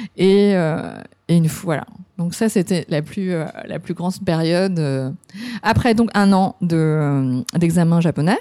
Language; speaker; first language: French; early bilingual, other home language; Cantonese